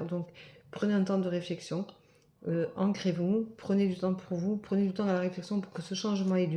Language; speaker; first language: French; native; French